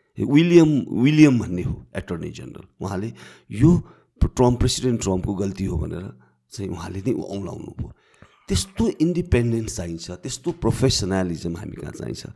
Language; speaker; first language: Nepali; native; Nepali